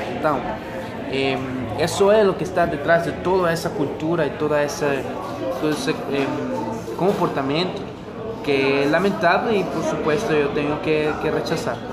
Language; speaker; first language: Portuguese; non-native, fluent; Spanish